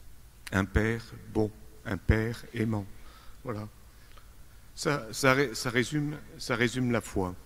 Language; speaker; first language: French; native; French